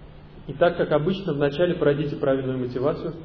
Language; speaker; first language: Russian; native; Russian